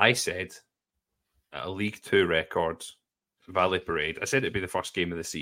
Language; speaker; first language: English; native; English